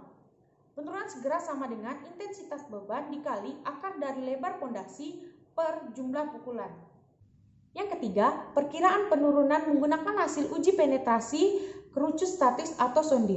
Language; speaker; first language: Indonesian; native; Indonesian